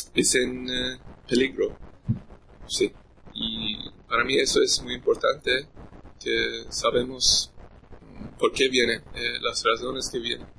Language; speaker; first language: Spanish; non-native, learner; English